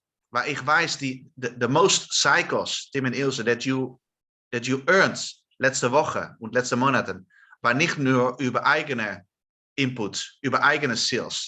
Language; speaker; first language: German; non-native, learner; Dutch